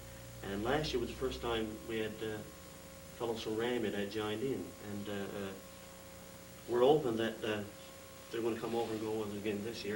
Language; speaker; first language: English; native; English